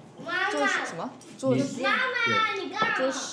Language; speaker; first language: Chinese; non-native, learner; English